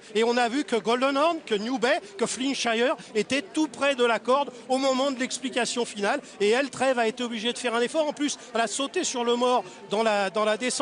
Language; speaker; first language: French; native; French